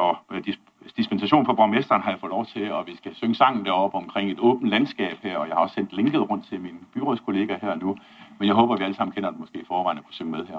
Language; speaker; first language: Danish; native; Danish